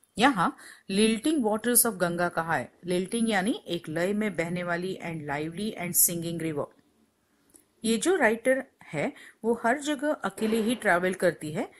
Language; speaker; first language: Hindi; non-native, local second language; Gujarati